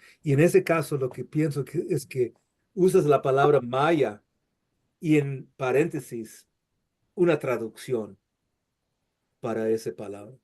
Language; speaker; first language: Spanish; non-native, fluent; English